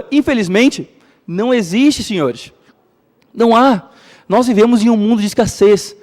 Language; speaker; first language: Portuguese; native; Portuguese